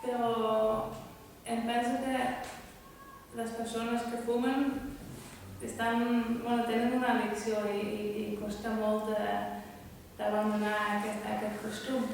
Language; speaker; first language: Catalan; non-native, fluent; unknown